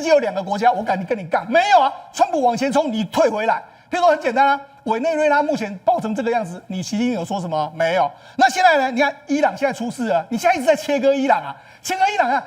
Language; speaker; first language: Chinese; native; Chinese